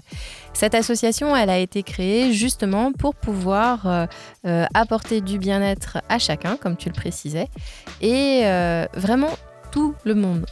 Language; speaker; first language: French; native; French